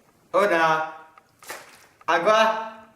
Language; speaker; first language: Spanish; non-native, learner; English